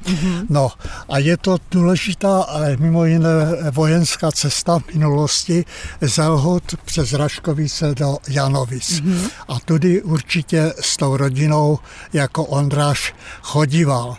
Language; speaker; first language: Czech; native; Czech